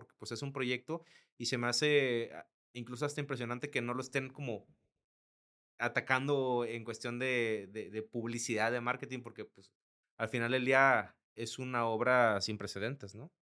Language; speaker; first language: Spanish; native; Spanish